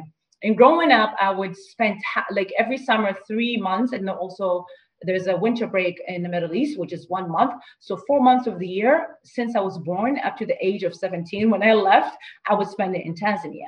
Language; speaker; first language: English; non-native, fluent; Arabic